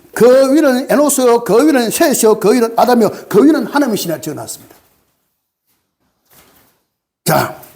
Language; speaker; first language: Korean; native; Korean